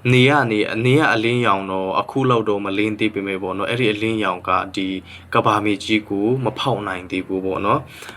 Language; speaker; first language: Burmese; non-native, local second language; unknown